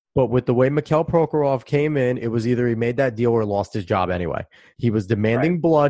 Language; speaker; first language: English; native; English